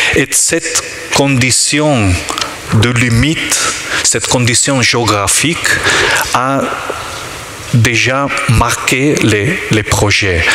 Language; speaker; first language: French; non-native, learner; Italian